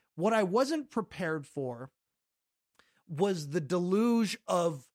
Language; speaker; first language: English; native; English